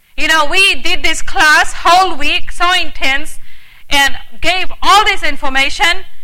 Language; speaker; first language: English; early bilingual, heritage; English